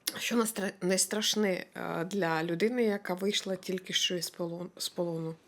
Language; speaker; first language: Ukrainian; native; Ukrainian